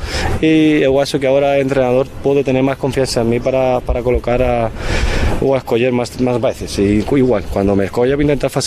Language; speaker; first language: Portuguese; non-native, fluent; Spanish